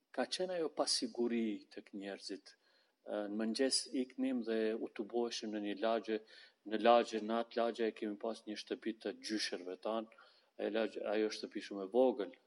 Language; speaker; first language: Albanian; non-native, local second language; Romany